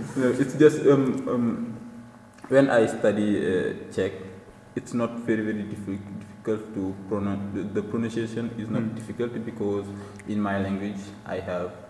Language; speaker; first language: English; non-native, learner; Wolof